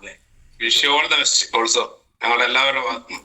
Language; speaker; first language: Malayalam; native; Malayalam